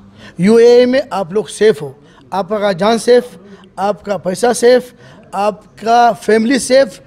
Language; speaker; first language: Hindi; non-native, fluent; Arabic